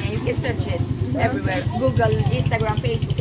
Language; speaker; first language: English; non-native, fluent; Romanian